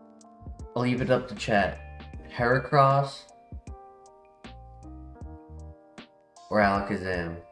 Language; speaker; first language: English; native; English